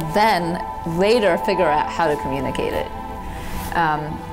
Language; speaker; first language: English; non-native, fluent; Polish